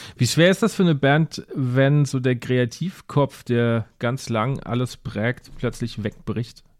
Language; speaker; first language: German; native; German